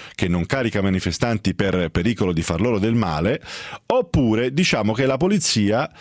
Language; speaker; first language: Italian; native; Italian